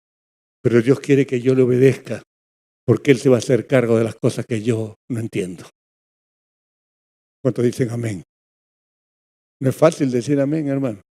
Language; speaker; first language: Spanish; native; Spanish